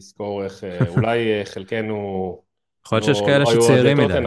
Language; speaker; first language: Hebrew; native; Hebrew